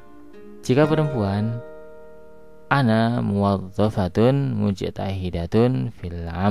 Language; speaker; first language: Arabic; non-native, fluent; Indonesian